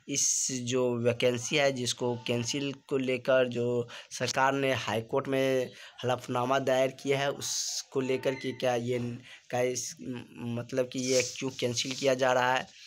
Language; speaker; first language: Hindi; native; Hindi